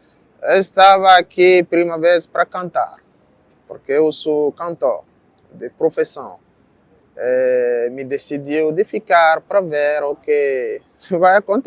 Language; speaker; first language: Portuguese; non-native, learner; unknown